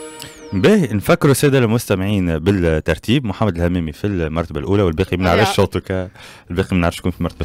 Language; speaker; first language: Arabic; native; Arabic